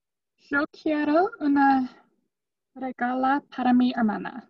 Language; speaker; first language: Spanish; non-native, learner; English